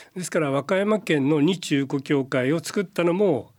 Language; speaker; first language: Japanese; native; Japanese